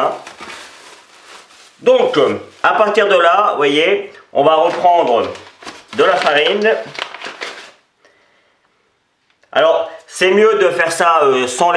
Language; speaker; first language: French; native; French